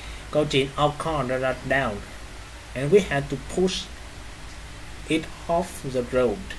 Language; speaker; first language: English; non-native, fluent; Vietnamese